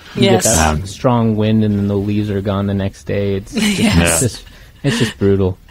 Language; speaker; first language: English; native; English